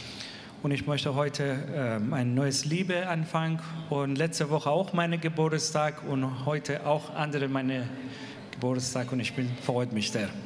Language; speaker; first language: German; non-native, learner; Persian